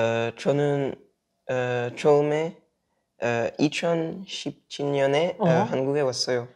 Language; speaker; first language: Korean; non-native, fluent; French